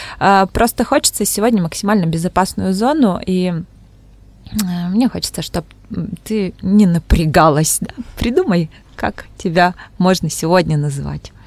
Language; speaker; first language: Russian; native; Russian